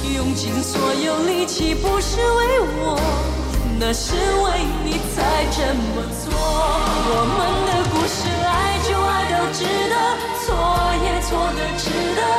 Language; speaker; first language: Chinese; native; Chinese